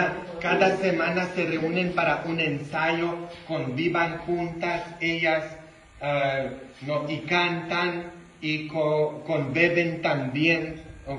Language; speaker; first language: Spanish; non-native, fluent; Polish